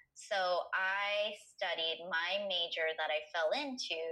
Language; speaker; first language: English; native; English